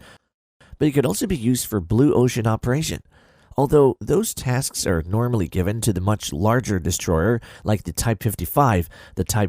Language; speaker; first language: English; non-native, fluent; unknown